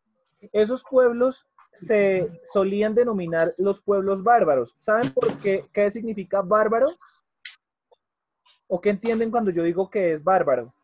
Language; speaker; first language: Spanish; native; Spanish